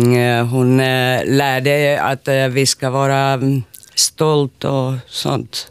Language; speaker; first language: Swedish; non-native, local second language; Finnish